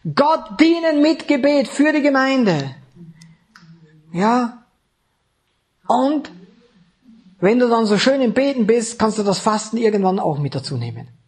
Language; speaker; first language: German; native; German